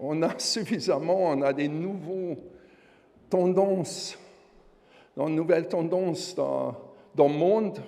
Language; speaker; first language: French; non-native, fluent; German